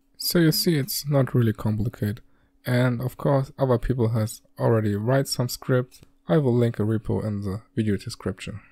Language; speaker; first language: English; non-native, fluent; German